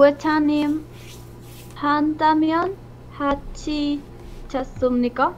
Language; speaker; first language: Korean; non-native, learner; Spanish